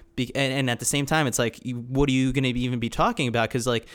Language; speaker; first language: English; native; English